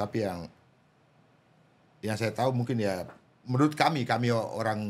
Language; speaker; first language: Indonesian; non-native, local second language; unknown